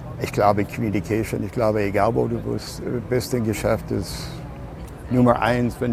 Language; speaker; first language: German; non-native, learner; English